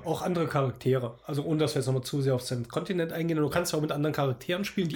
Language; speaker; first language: German; native; German